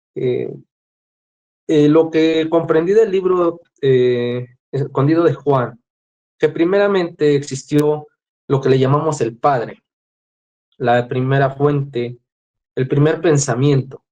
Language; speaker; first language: Spanish; native; Spanish